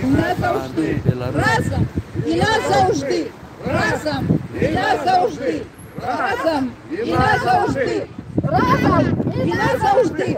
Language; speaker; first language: Ukrainian; non-native, learner; Belarusian